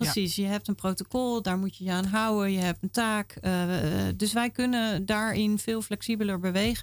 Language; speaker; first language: Dutch; native; Dutch